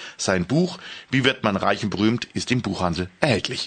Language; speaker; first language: German; native; German